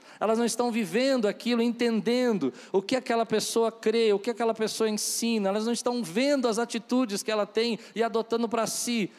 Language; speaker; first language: Portuguese; native; Portuguese